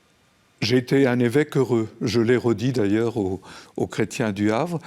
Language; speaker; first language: French; native; French